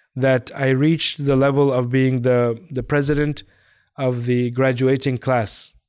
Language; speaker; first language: English; early bilingual, other home language; Hindi